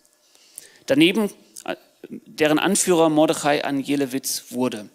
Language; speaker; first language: German; native; German